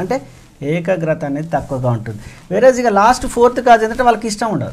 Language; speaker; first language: Telugu; native; Telugu